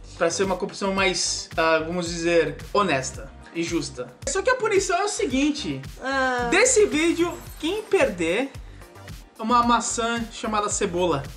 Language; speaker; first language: Portuguese; native; Portuguese